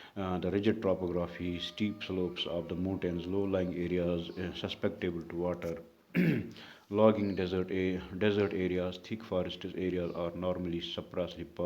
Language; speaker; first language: English; non-native, local second language; Urdu